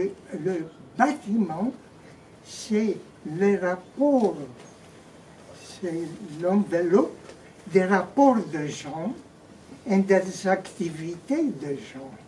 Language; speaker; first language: French; non-native, fluent; Greek